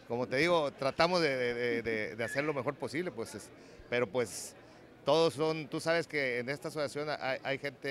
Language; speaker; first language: Spanish; native; Spanish